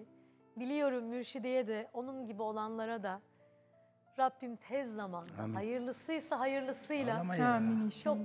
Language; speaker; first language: Turkish; native; Turkish